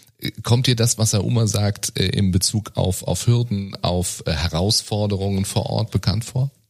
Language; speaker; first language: German; native; German